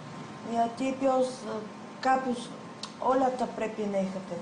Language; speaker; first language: Greek; non-native, learner; Bulgarian